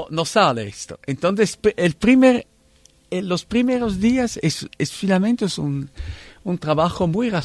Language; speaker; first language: Spanish; non-native, fluent; Italian